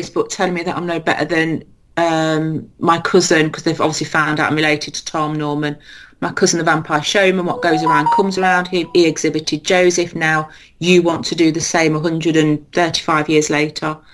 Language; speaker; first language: English; native; English